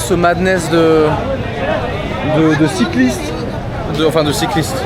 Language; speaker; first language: French; native; French